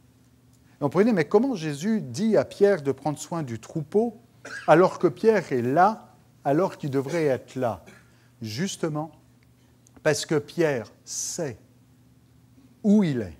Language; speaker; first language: French; native; French